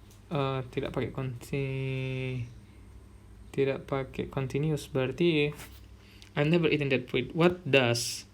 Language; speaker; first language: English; non-native, fluent; Indonesian